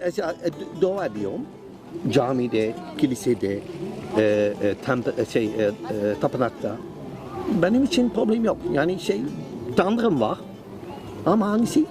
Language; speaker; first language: Turkish; non-native, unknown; Dutch